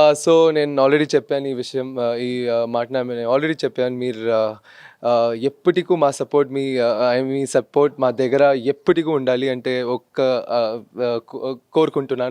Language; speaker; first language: Telugu; non-native, fluent; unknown